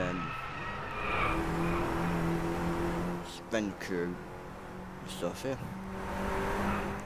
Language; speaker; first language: English; native; English